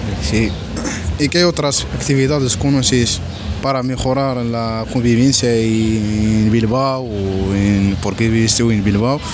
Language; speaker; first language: Spanish; non-native, learner; Arabic